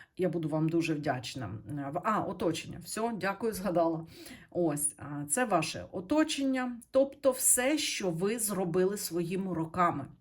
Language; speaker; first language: Ukrainian; non-native, local second language; Russian